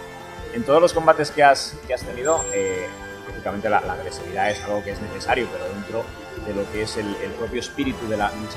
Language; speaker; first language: Spanish; native; Spanish